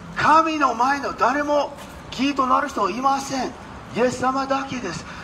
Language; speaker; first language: Japanese; non-native, fluent; English